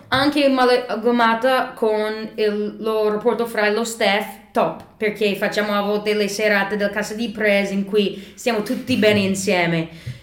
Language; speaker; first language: Italian; non-native, fluent; English